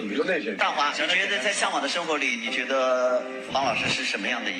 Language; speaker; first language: Chinese; native; Chinese